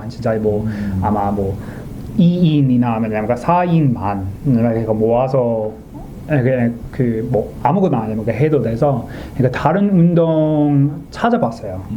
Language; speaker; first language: Korean; non-native, learner; English